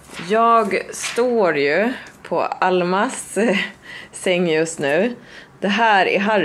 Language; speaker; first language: Swedish; native; Swedish